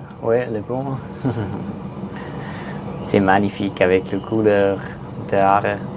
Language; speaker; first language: French; non-native, learner; German